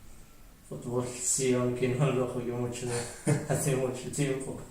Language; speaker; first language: Spanish; non-native, learner; Arabic